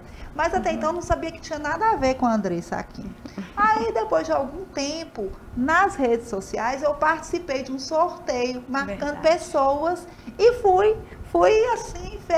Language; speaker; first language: Portuguese; native; Portuguese